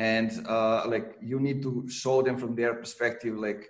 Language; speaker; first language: English; non-native, fluent; Serbian